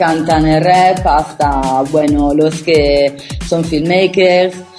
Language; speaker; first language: Spanish; non-native, fluent; Italian